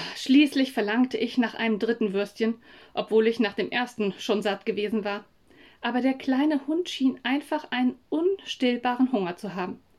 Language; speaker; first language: German; native; German